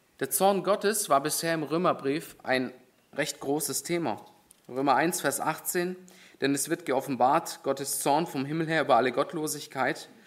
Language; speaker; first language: German; native; German